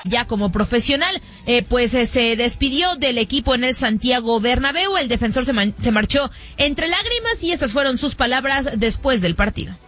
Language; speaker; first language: Spanish; native; Spanish